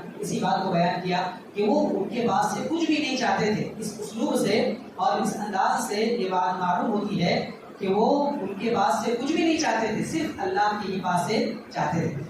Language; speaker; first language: Urdu; native; Urdu